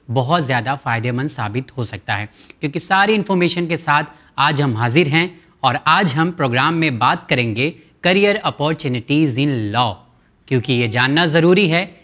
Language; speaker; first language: Hindi; native; Hindi